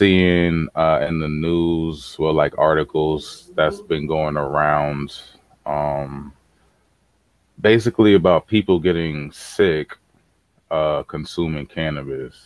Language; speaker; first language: English; native; English